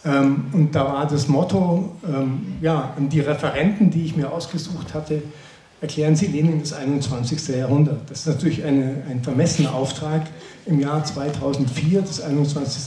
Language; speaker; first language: German; native; German